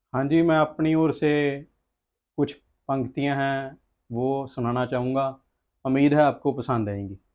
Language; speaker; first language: Hindi; non-native, local second language; Punjabi